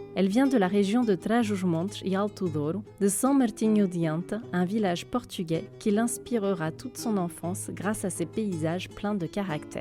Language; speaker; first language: French; native; French